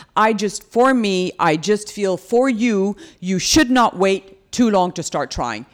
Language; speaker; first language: English; native; English